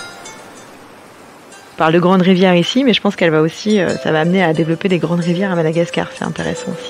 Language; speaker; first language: French; native; French